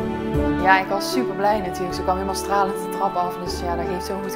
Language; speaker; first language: Dutch; native; Dutch